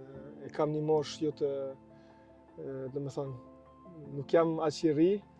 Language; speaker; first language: Albanian; early bilingual, heritage; Albanian